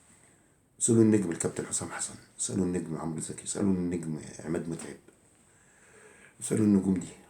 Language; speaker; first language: Arabic; native; Arabic